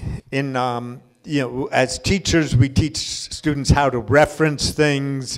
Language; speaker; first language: English; native; English